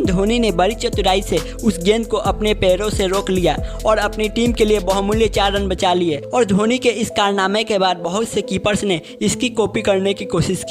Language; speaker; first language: Hindi; native; Hindi